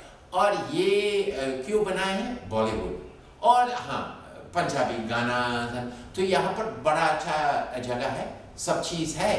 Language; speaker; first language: Hindi; non-native, fluent; English